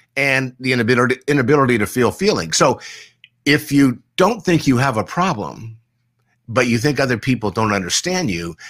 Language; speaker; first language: English; native; English